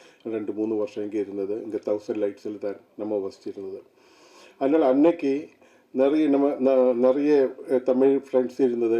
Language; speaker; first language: Tamil; non-native, learner; Malayalam